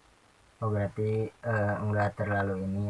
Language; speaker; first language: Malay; non-native, local second language; Sundanese